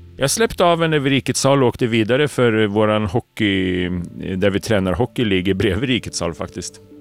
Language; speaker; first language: Swedish; native; Swedish